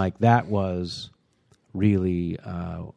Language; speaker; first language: English; native; English